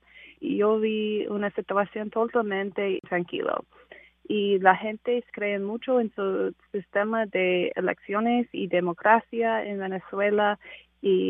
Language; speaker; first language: Spanish; non-native, fluent; English